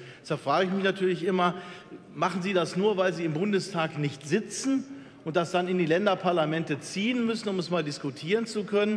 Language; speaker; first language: German; native; German